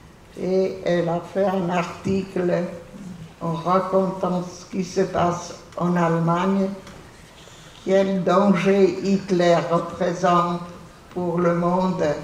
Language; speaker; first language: French; non-native, fluent; Polish